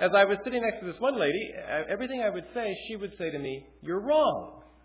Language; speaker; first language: English; early bilingual, other home language; Chinese